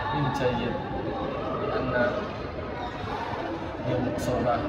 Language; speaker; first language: Arabic; non-native, learner; Indonesian